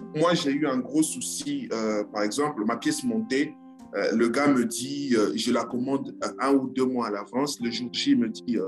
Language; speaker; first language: French; non-native, local second language; Lingala